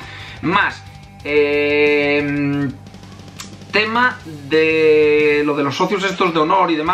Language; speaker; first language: Spanish; native; Spanish